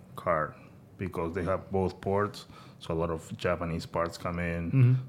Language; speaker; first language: English; non-native, fluent; Spanish